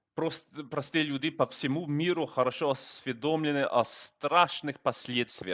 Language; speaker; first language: Russian; non-native, fluent; English